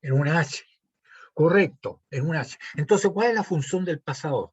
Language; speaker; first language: Spanish; native; Spanish